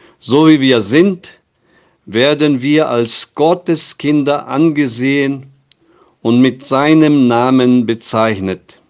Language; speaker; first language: German; non-native, fluent; Portuguese